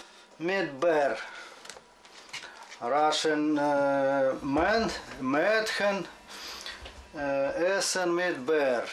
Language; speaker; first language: German; non-native, learner; Russian